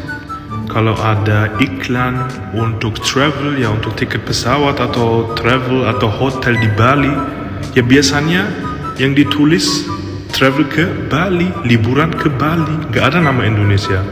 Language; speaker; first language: Indonesian; non-native, fluent; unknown